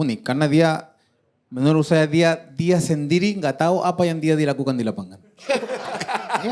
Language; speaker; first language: Indonesian; non-native, fluent; Dutch